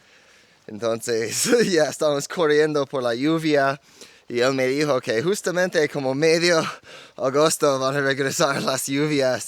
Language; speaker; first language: Spanish; non-native, fluent; English